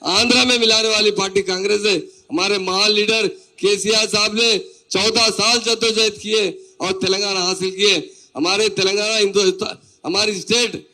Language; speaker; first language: Hindi; non-native, local second language; Urdu